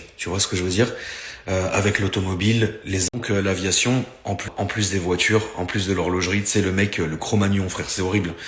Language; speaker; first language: French; native; French